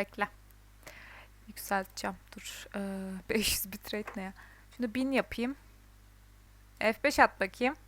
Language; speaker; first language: Turkish; native; Turkish